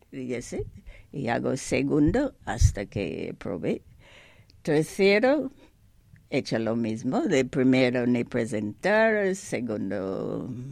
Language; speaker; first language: Spanish; non-native, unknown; English